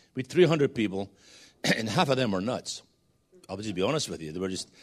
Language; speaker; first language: English; native; English